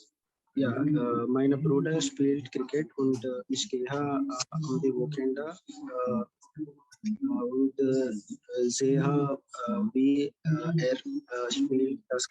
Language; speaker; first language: German; non-native, learner; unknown